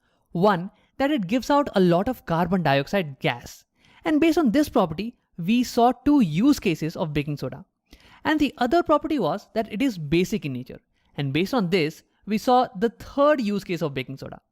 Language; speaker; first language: English; non-native, local second language; Hindi